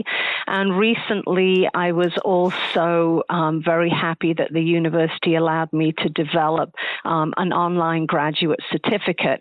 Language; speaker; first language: English; native; English